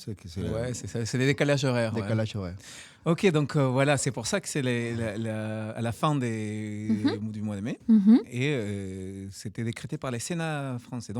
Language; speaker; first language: French; non-native, fluent; Spanish